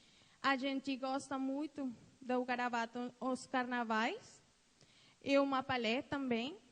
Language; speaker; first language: Portuguese; non-native, fluent; Spanish